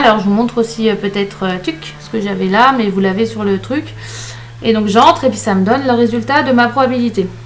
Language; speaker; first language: French; native; French